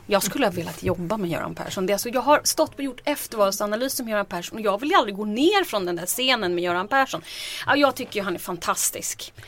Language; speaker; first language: Swedish; native; Swedish